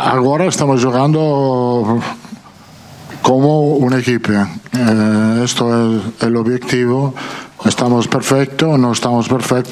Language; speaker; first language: Portuguese; non-native, fluent; Italian